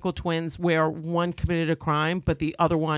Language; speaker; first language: English; native; English